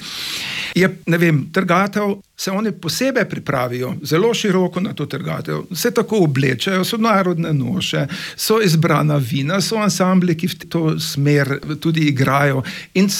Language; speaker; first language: Slovenian; native; Slovenian